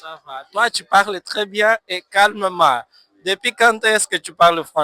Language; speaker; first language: French; non-native, fluent; Portuguese